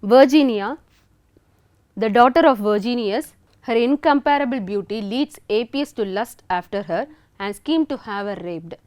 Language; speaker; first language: English; non-native, local second language; Tamil